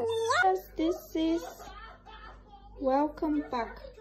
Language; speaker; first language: English; non-native, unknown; Bulgarian